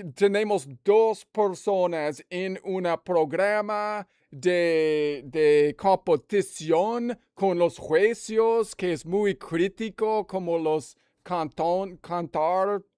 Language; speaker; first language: Spanish; non-native, learner; English